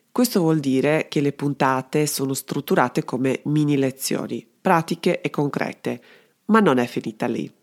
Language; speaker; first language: Italian; non-native, fluent; Serbian